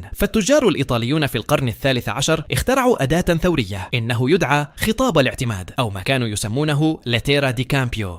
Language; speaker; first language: Arabic; native; Arabic